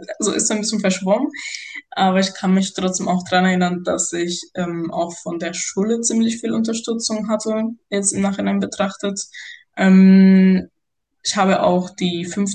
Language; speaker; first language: German; non-native, fluent; Spanish